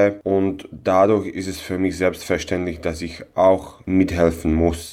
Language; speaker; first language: German; non-native, local second language; Slovak